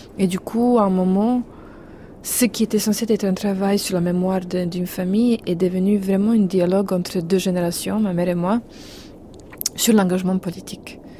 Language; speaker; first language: French; non-native, fluent; Serbian